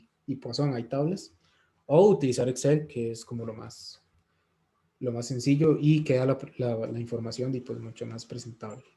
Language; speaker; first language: Spanish; native; Spanish